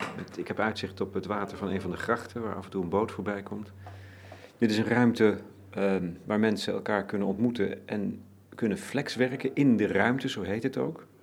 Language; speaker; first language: Dutch; native; Dutch